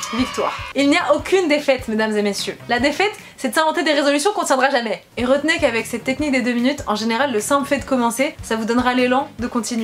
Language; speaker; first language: French; native; French